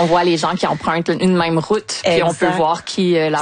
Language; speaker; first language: French; native; French